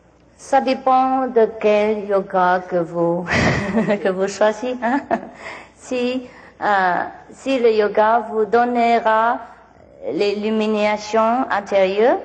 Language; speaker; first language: French; non-native, learner; Vietnamese